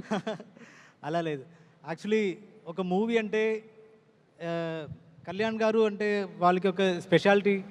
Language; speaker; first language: Telugu; non-native, learner; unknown